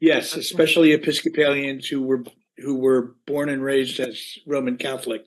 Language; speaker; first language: English; native; English